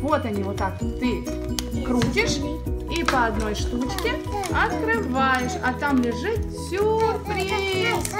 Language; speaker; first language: Russian; native; Russian